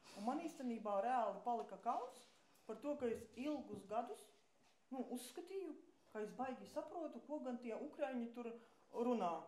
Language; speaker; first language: Latvian; native; Latvian